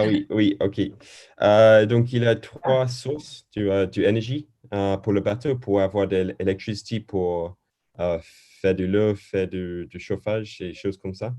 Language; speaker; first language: French; non-native, learner; English